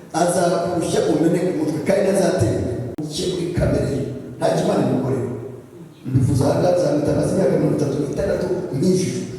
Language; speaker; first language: Kinyarwanda; early bilingual, heritage; Kinyarwanda